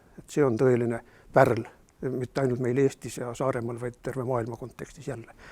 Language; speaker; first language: Estonian; native; Estonian